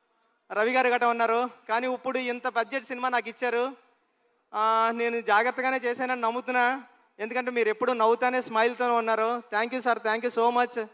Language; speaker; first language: Telugu; native; Telugu